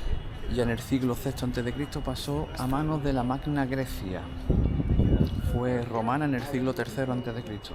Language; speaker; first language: Spanish; native; Spanish